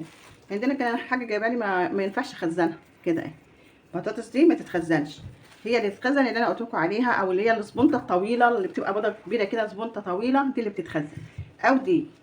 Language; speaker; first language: Arabic; native; Arabic